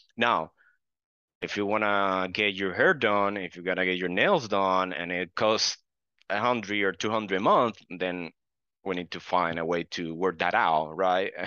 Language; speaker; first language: English; non-native, fluent; Spanish